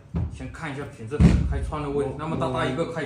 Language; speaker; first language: Chinese; native; Chinese